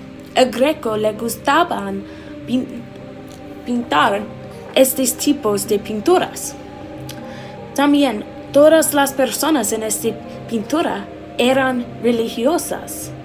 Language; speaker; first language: Spanish; non-native, learner; English